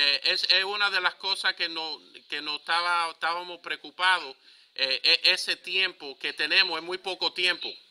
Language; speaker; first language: Spanish; early bilingual, heritage; Spanish